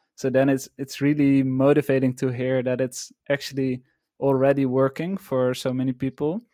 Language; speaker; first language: English; non-native, fluent; Dutch